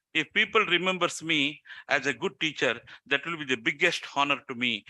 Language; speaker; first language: English; non-native, local second language; Kannada